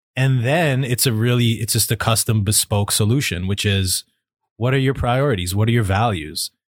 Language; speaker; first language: English; native; English